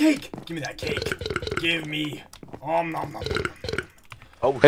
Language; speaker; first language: English; native; English